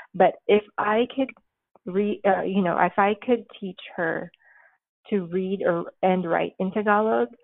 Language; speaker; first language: English; early bilingual, other home language; Filipino